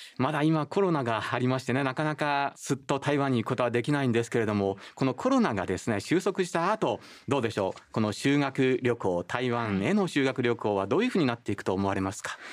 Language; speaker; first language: Japanese; native; Japanese